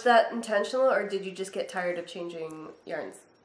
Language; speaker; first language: English; native; English